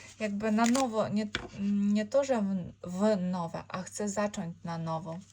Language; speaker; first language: Polish; non-native, learner; Ukrainian